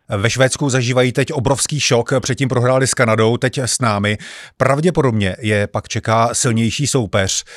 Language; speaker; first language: Czech; native; Czech